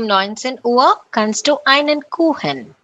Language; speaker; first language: German; non-native, learner; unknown